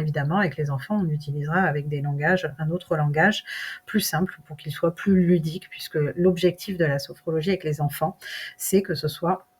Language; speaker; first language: French; native; French